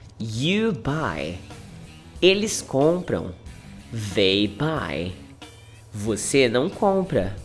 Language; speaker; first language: English; non-native, fluent; Portuguese